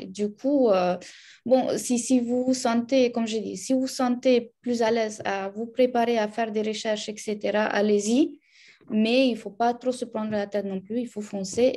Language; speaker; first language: French; non-native, fluent; Romanian